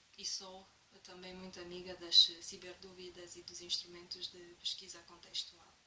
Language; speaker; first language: Portuguese; non-native, fluent; Romanian